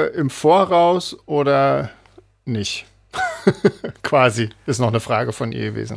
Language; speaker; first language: German; native; German